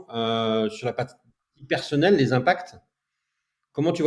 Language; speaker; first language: French; native; French